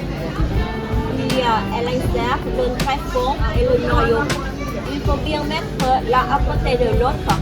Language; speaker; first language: French; non-native, fluent; Vietnamese